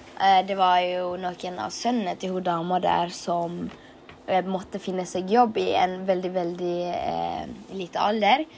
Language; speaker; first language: Norwegian; early bilingual, other home language; Tigrinya